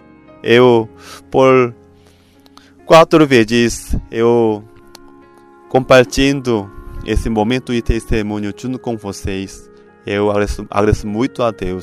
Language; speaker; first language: Portuguese; non-native, fluent; Korean